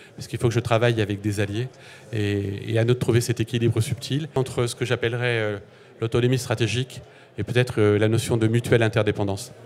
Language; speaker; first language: French; native; French